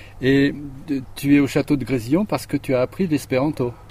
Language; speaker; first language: French; native; French